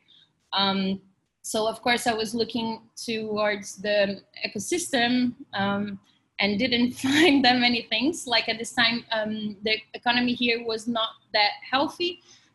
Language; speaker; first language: English; non-native, fluent; Portuguese